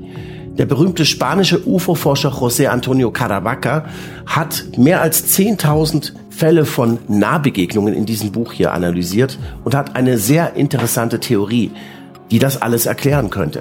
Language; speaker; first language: German; native; German